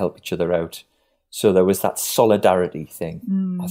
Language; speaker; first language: English; native; English